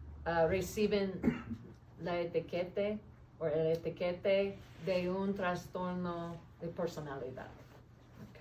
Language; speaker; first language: Spanish; non-native, fluent; English